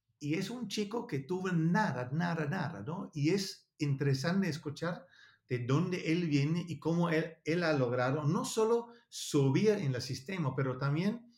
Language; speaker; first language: Spanish; non-native, learner; Danish